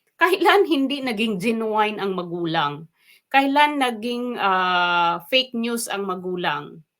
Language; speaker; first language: Filipino; non-native, local second language; Waray